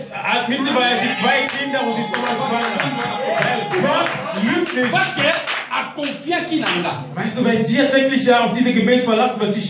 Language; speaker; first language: German; non-native, learner; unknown